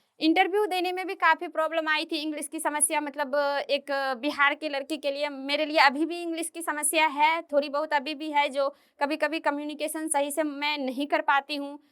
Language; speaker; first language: Hindi; native; Hindi